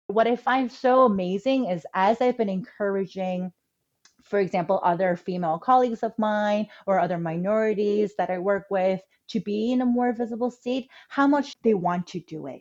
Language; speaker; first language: English; early bilingual, other home language; Korean